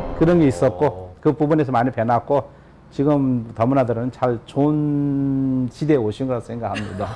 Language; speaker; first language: Korean; non-native, fluent; Nepali